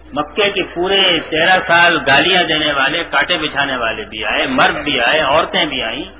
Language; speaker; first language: Urdu; native; Urdu